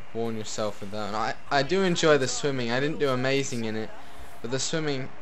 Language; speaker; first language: English; early bilingual, other home language; Italian